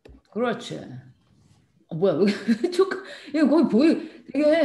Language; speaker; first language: Korean; native; Korean